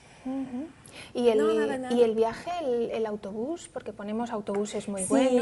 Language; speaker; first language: Spanish; native; Spanish